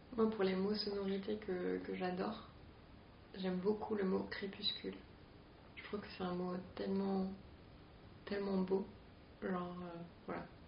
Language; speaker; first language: French; native; French